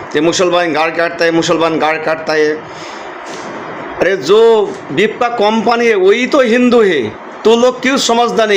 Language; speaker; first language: Hindi; non-native, local second language; Bangla